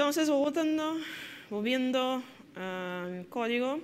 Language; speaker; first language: Spanish; non-native, fluent; Portuguese